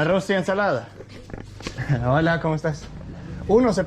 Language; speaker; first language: Spanish; non-native, learner; Danish